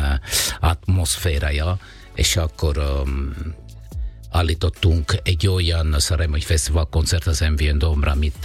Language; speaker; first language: Hungarian; non-native, learner; Italian